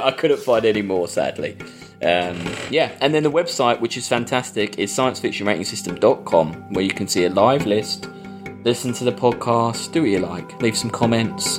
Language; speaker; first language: English; native; English